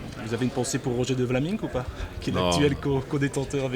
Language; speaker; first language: French; native; French